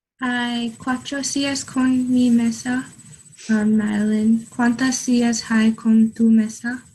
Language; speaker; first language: Spanish; non-native, learner; English